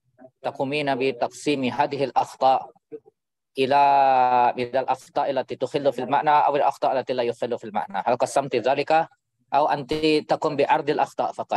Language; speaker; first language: Arabic; non-native, fluent; Indonesian